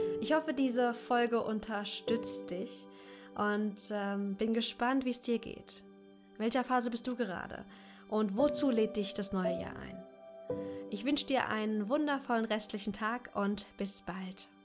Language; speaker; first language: German; native; German